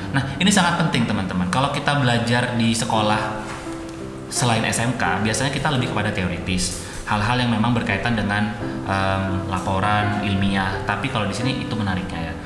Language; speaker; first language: Indonesian; non-native, local second language; Madurese